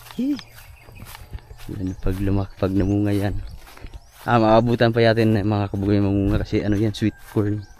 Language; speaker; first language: Filipino; non-native, local second language; Cebuano